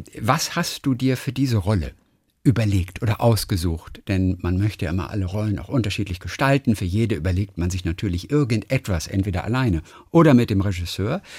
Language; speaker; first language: German; native; German